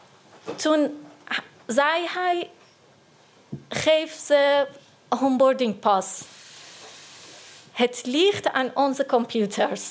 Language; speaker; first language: Dutch; non-native, learner; Persian